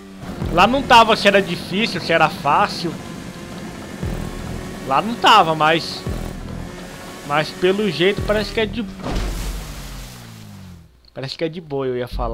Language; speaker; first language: Portuguese; native; Portuguese